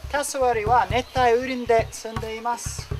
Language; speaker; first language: Japanese; non-native, learner; English